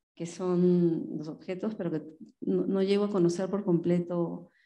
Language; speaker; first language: Spanish; native; Spanish